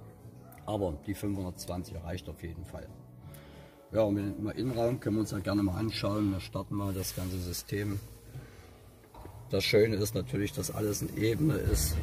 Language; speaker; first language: German; native; German